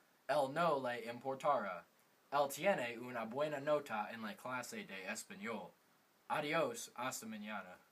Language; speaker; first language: Spanish; non-native, learner; English